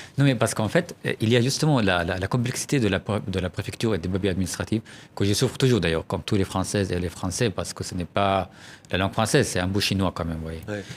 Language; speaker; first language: French; non-native, fluent; Arabic